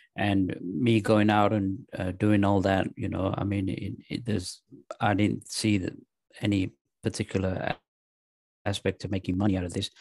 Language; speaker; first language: English; native; English